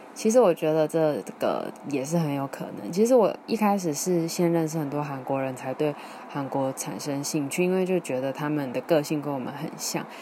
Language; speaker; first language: Chinese; non-native, local second language; Min Nan Chinese